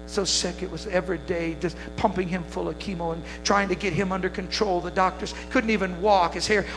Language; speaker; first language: English; native; English